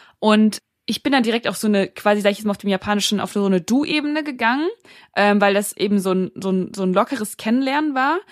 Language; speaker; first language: German; native; German